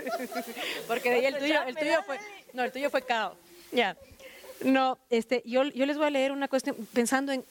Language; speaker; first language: Spanish; native; Spanish